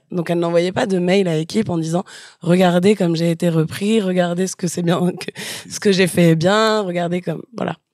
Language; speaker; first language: French; native; French